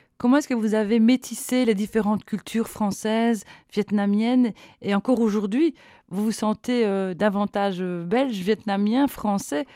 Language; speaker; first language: French; native; French